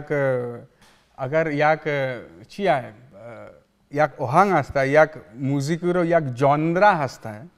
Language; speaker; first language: Persian; non-native, learner; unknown